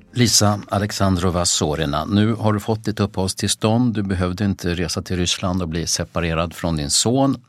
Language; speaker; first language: Swedish; native; Swedish